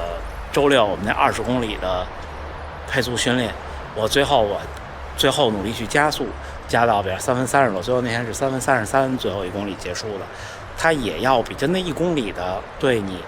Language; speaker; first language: Chinese; native; Chinese